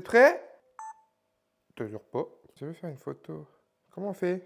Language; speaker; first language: French; native; French